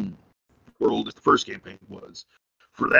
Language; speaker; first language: English; native; English